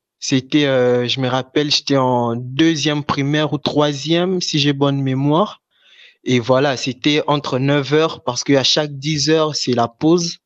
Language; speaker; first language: French; non-native, local second language; Lingala